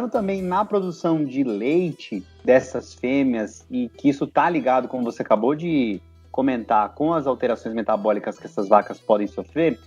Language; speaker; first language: Portuguese; native; Portuguese